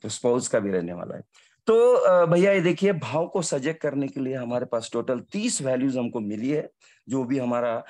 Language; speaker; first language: Hindi; non-native, local second language; Marathi